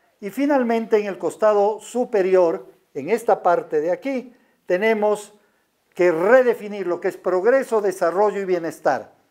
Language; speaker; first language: Spanish; native; Spanish